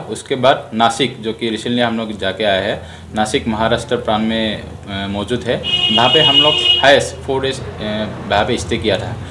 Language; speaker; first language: Hindi; non-native, local second language; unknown